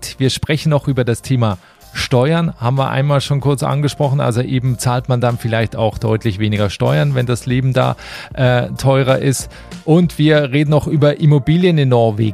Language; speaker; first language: German; native; German